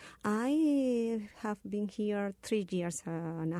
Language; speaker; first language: English; non-native, learner; Spanish